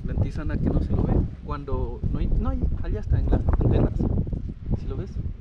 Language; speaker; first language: Spanish; native; Spanish